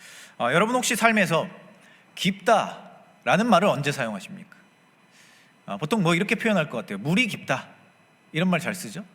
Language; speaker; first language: Korean; native; Korean